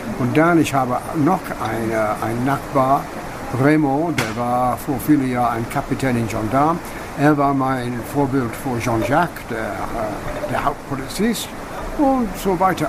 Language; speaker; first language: German; non-native, learner; English